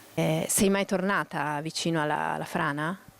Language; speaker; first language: Italian; native; Italian